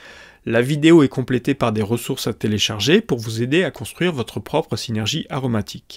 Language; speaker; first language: French; native; French